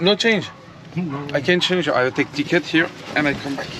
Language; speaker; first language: English; non-native, learner; French